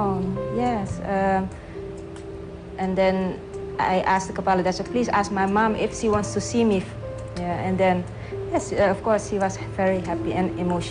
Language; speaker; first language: English; early bilingual, other home language; Dutch